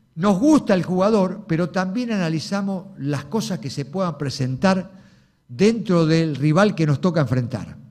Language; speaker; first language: Spanish; native; Spanish